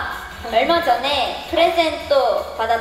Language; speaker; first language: Korean; non-native, learner; Japanese